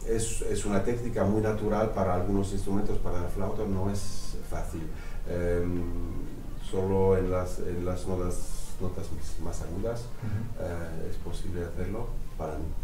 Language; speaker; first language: Spanish; non-native, fluent; French